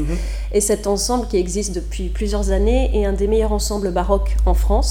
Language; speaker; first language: French; native; French